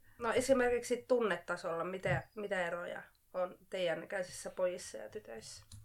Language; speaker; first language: Finnish; non-native, local second language; Swedish